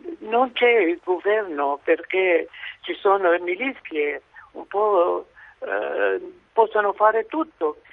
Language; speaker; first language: Italian; non-native, fluent; Arabic